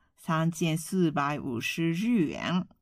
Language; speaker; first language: Chinese; non-native, fluent; Japanese